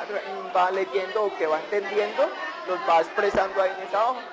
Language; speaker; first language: Spanish; native; Spanish